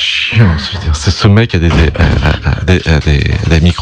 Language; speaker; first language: French; native; French